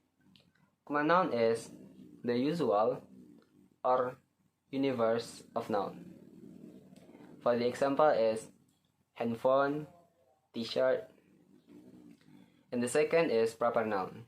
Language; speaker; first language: English; non-native, learner; Indonesian